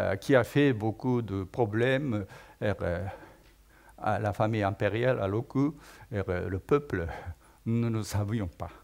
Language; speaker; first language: French; non-native, fluent; Japanese